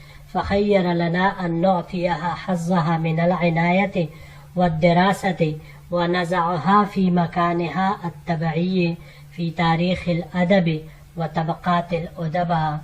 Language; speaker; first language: Arabic; non-native, fluent; Urdu